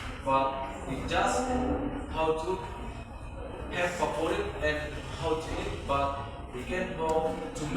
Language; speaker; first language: English; non-native, learner; Indonesian